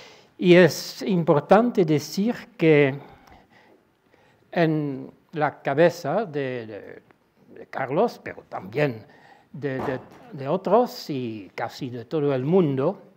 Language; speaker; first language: Spanish; non-native, fluent; Dutch